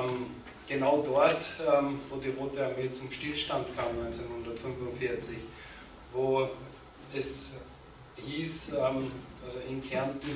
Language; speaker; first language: German; native; German